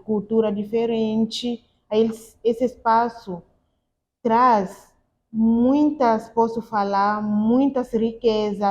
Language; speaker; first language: Portuguese; non-native, learner; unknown